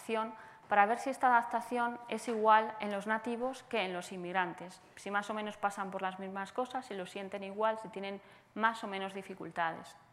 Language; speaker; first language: Spanish; native; Spanish